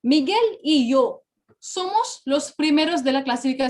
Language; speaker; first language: Spanish; non-native, fluent; Bangla